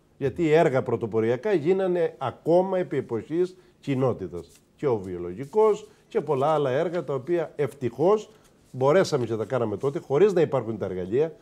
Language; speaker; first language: Greek; native; Greek